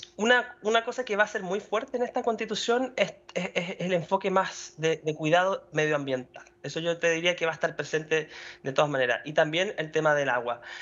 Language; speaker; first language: Spanish; native; Spanish